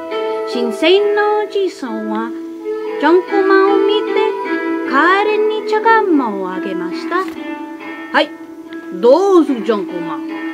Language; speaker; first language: Japanese; non-native, learner; English